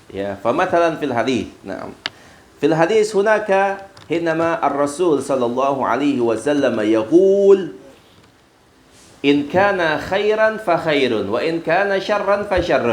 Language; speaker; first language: Arabic; non-native, fluent; Indonesian